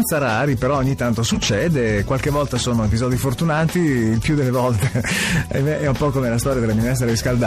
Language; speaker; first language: Italian; native; Italian